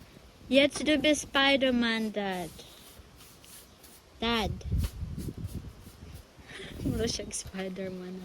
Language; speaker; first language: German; non-native, learner; Filipino